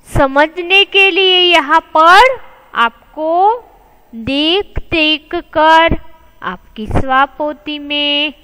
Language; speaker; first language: Hindi; non-native, local second language; Gujarati